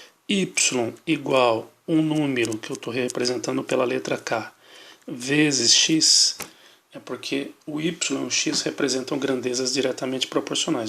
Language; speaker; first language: Portuguese; native; Portuguese